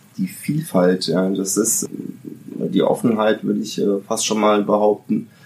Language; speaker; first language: German; early bilingual, other home language; Italian